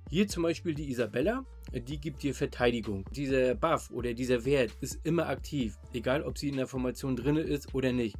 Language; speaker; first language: German; native; German